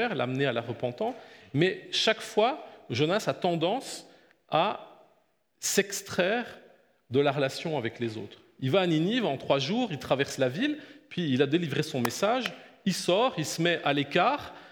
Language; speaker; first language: French; native; French